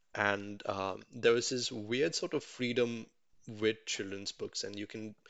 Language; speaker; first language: English; non-native, local second language; Tamil